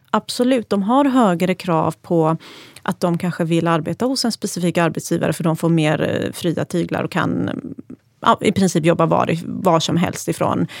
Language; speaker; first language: Swedish; early bilingual, other home language; Persian